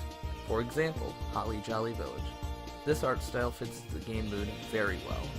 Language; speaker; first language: English; native; English